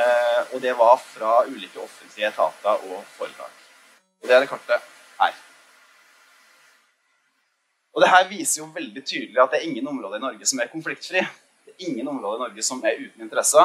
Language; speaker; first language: Norwegian; native; Norwegian